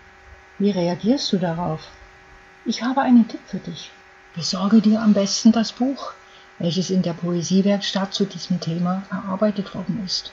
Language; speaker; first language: German; native; German